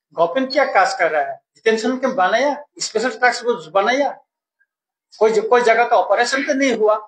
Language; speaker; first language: Hindi; non-native, local second language; Bangla